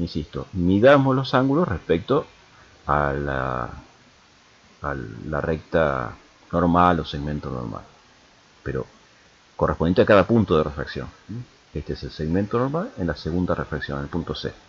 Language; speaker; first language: Spanish; native; Spanish